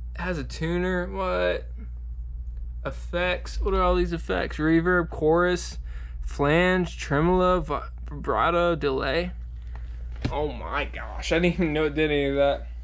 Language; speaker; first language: English; native; English